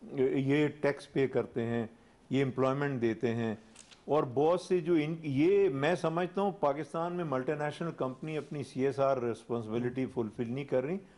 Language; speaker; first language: Urdu; non-native, local second language; Pashto